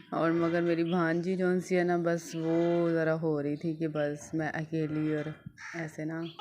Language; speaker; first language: Urdu; native; Urdu